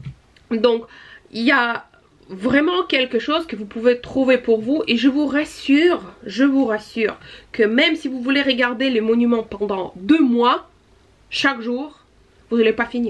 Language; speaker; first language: French; non-native, fluent; Russian